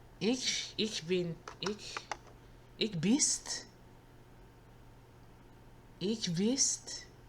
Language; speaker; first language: German; non-native, learner; English